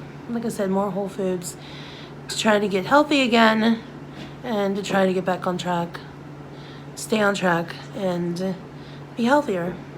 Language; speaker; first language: English; native; English